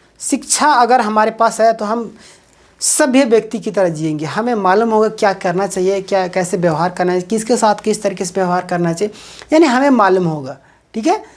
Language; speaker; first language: Hindi; native; Hindi